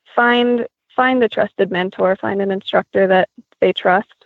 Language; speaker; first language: English; native; English